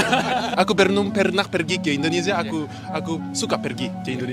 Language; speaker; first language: Indonesian; non-native, learner; Russian